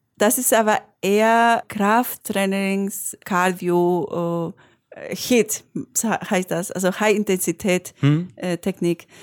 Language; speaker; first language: German; non-native, fluent; Spanish